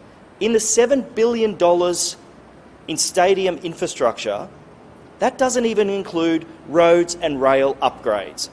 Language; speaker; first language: English; native; English